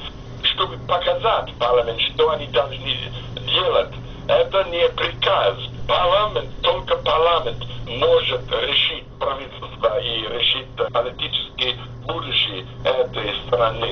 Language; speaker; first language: Russian; non-native, fluent; English